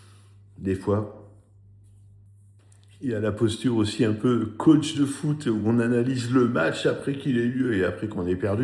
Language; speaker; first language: French; native; French